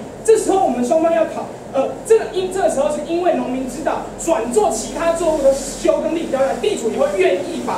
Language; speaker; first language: Chinese; native; Chinese